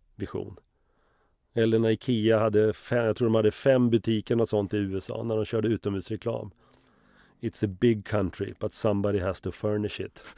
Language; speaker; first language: Swedish; native; Swedish